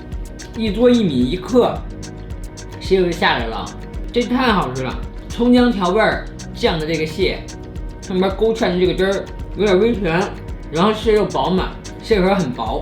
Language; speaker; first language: Chinese; native; Chinese